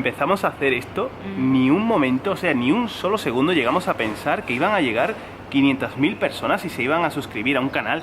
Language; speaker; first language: Spanish; native; Spanish